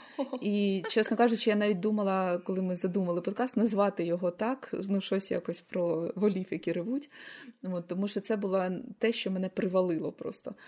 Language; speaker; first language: Ukrainian; native; Ukrainian